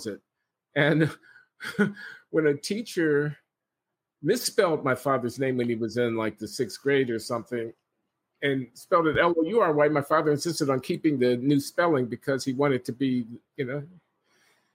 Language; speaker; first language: English; native; English